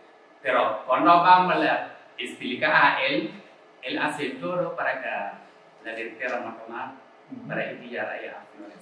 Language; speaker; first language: Spanish; non-native, learner; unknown